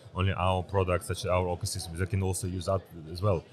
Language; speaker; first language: English; early bilingual, other home language; Uzbek